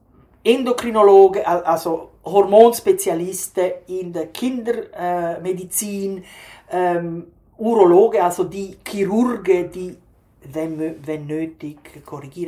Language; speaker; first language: German; non-native, fluent; Italian